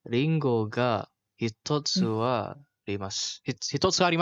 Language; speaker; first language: Japanese; non-native, learner; Malay